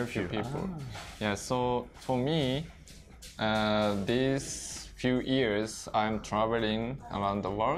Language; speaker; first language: English; non-native, learner; Japanese